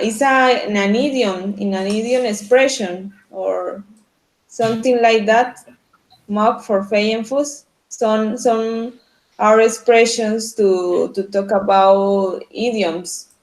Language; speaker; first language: English; non-native, learner; Spanish